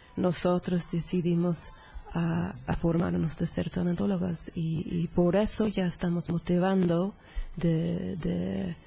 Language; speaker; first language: Spanish; non-native, fluent; English